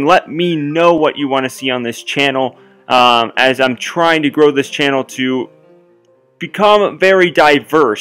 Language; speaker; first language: English; native; English